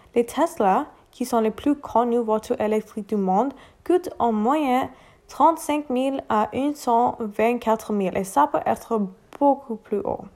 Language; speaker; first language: French; non-native, learner; English